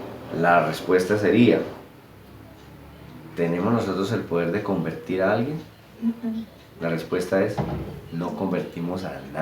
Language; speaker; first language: Spanish; native; Spanish